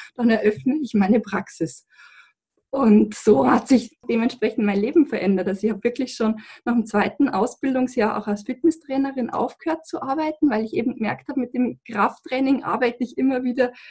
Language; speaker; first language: German; native; German